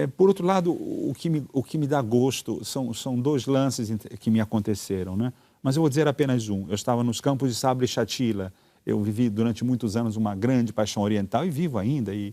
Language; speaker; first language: Portuguese; early bilingual, other home language; Italian